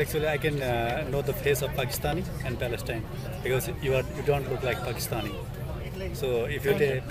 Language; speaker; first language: English; non-native, learner; Nepali